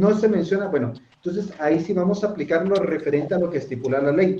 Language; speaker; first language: Spanish; native; Spanish